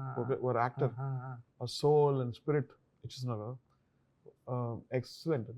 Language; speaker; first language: Telugu; non-native, learner; Tamil